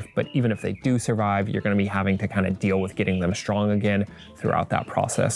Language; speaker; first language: English; native; English